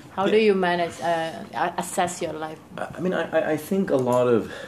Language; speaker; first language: English; non-native, fluent; Swedish